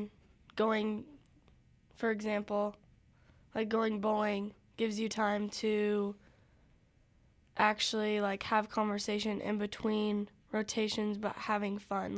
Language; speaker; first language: English; native; English